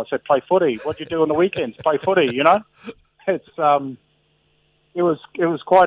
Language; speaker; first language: English; native; English